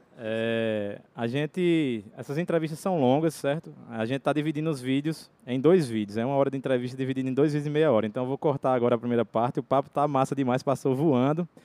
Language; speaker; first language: Portuguese; native; Portuguese